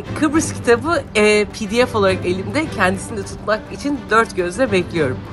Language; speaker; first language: Turkish; native; Turkish